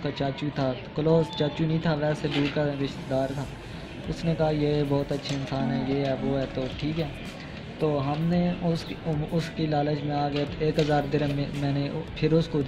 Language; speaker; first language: Urdu; non-native, local second language; Punjabi